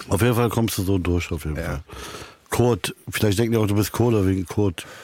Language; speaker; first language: German; early bilingual, other home language; Arabic